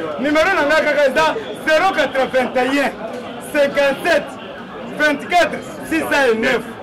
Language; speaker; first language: Lingala; native; Lingala